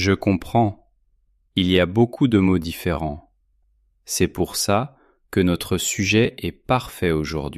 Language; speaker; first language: French; native; French